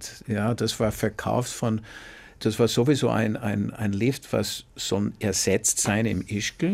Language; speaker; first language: German; non-native, fluent; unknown